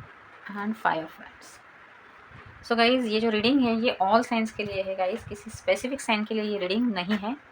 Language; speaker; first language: Hindi; native; Hindi